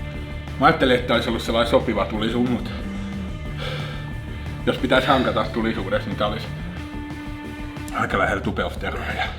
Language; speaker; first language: Finnish; native; Finnish